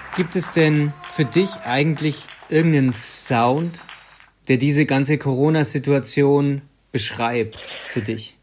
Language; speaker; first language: German; native; German